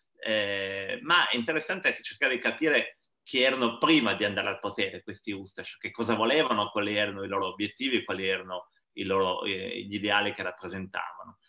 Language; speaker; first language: Italian; native; Italian